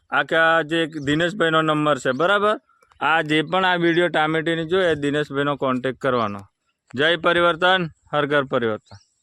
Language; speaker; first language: Gujarati; non-native, local second language; Rathawi